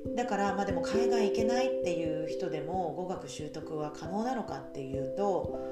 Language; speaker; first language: Japanese; early bilingual, other home language; Chinese